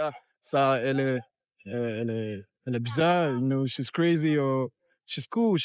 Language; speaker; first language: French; non-native, fluent; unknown